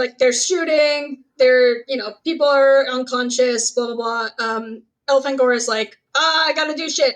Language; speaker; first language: English; native; English